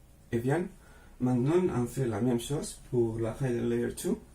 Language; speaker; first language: French; non-native, fluent; Spanish